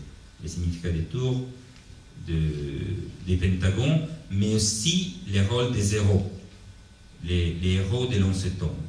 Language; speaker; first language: French; non-native, fluent; Italian